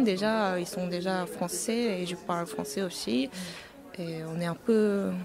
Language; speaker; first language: French; non-native, fluent; Korean